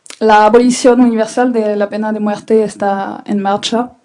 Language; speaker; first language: Spanish; non-native, fluent; French